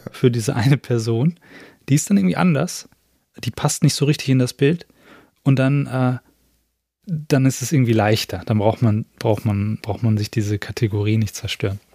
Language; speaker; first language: German; native; German